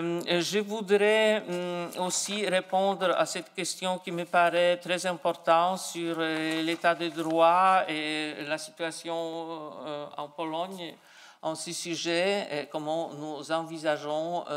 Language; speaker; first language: French; non-native, fluent; Polish